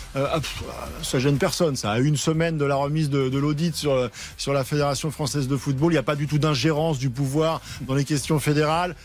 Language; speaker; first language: French; native; French